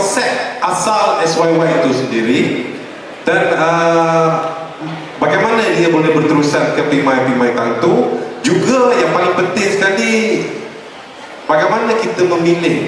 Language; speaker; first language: Malay; native; Malay